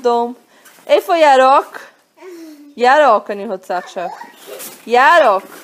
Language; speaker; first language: Hebrew; non-native, fluent; Portuguese